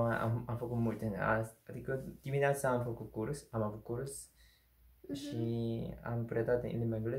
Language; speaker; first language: Romanian; non-native, learner; Korean